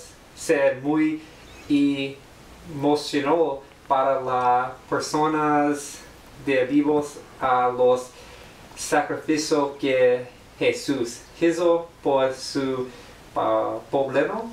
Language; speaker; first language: Spanish; non-native, learner; English